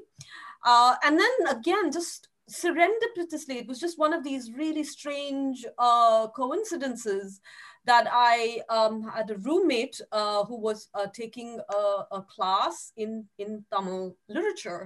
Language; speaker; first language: English; non-native, local second language; Tamil